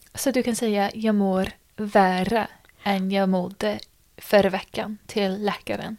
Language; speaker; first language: Swedish; non-native, fluent; English